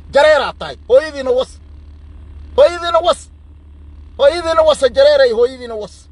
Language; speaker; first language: Somali; native; Somali